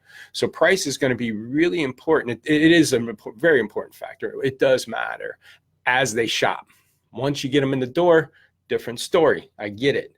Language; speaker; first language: English; native; English